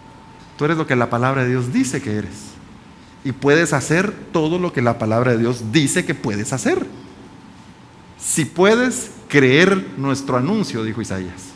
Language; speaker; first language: Spanish; native; Spanish